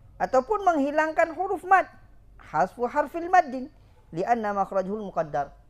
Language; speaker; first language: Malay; non-native, local second language; Achinese